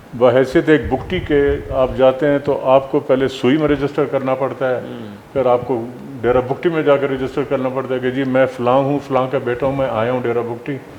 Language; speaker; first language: Urdu; non-native, local second language; Baluchi